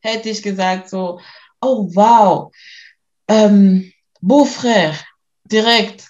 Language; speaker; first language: German; early bilingual, other home language; Lingala